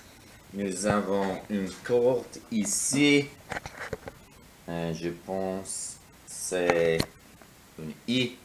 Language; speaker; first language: French; non-native, learner; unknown